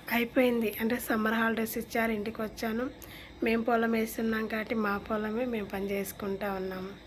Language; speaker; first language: Telugu; non-native, local second language; Lambadi